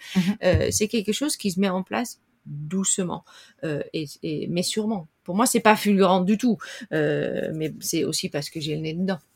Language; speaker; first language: French; non-native, fluent; Dutch